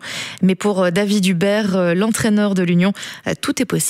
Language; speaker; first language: French; native; French